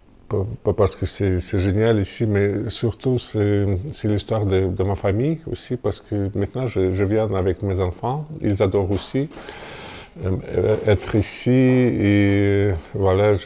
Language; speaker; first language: French; non-native, fluent; Russian